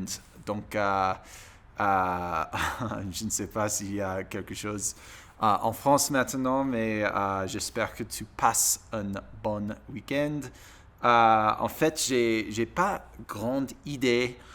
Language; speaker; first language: French; non-native, learner; English